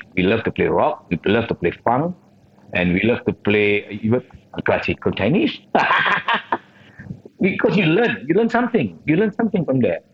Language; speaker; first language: English; non-native, local second language; Malay